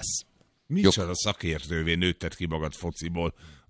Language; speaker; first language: Hungarian; native; Hungarian